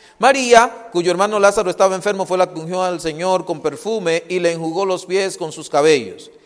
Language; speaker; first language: Spanish; native; Spanish